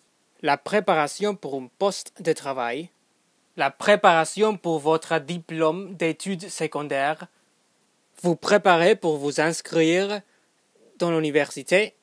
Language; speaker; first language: French; non-native, fluent; English